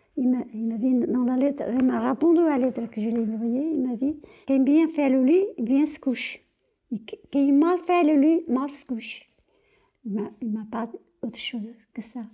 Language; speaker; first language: French; non-native, fluent; Portuguese